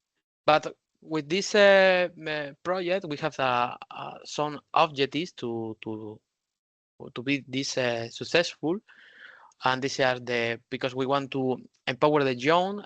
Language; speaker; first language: English; non-native, learner; Spanish